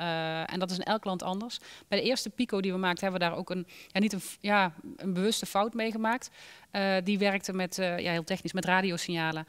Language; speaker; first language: Dutch; native; Dutch